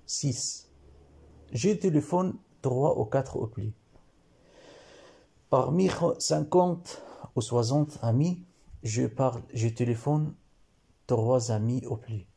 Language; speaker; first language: French; non-native, learner; Arabic